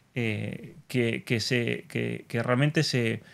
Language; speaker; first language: Spanish; native; Spanish